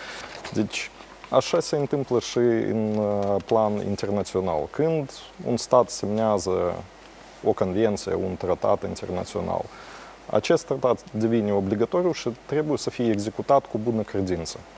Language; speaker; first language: Romanian; non-native, local second language; Russian